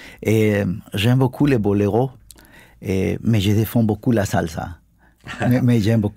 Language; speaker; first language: French; non-native, fluent; Spanish